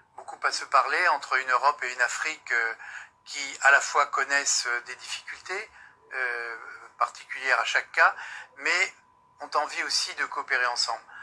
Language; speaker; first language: French; native; French